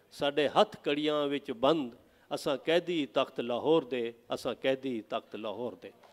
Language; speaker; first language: Urdu; non-native, local second language; Saraiki